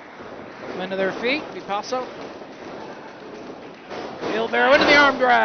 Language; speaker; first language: English; native; English